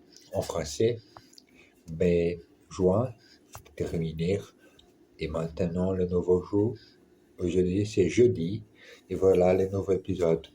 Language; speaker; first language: French; non-native, learner; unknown